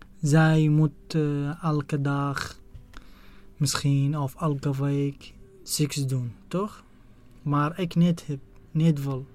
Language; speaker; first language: Dutch; non-native, learner; Arabic